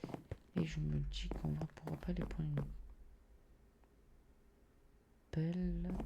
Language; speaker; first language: French; native; French